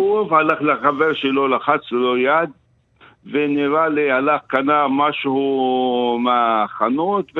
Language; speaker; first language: Hebrew; non-native, local second language; Arabic